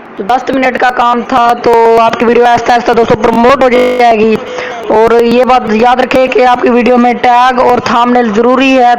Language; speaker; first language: Urdu; non-native, local second language; Punjabi